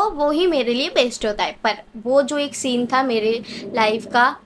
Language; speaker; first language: Hindi; non-native, local second language; Bangla